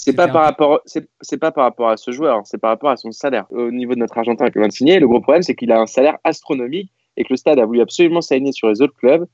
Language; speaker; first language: French; native; French